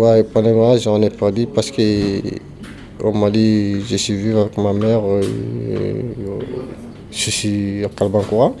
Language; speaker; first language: French; non-native, learner; Bambara